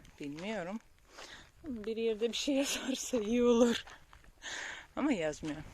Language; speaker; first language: Turkish; non-native, learner; Russian